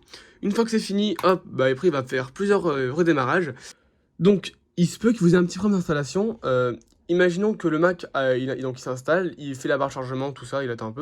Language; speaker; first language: French; native; French